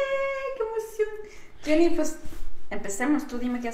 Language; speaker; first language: Spanish; native; Spanish